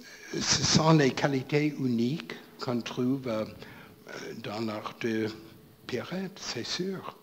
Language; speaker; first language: French; non-native, fluent; English